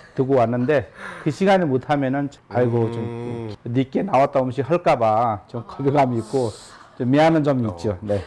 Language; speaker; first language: Korean; non-native, fluent; Nepali